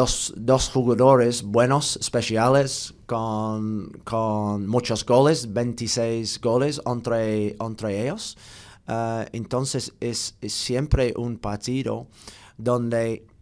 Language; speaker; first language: Spanish; non-native, learner; English